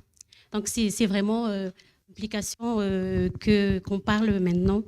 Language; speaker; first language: French; non-native, learner; Malagasy